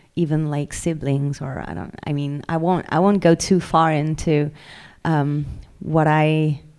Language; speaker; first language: English; non-native, fluent; French